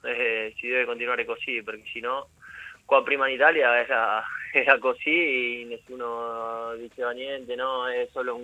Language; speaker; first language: Italian; non-native, learner; Spanish